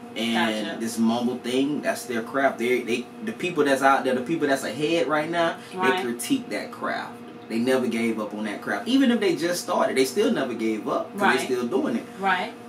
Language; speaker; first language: English; native; English